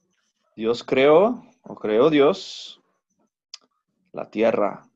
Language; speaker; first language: Spanish; non-native, fluent; English